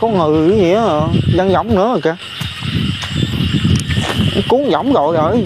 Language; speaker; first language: Vietnamese; native; Vietnamese